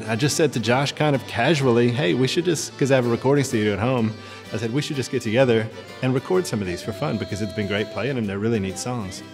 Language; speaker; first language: English; native; English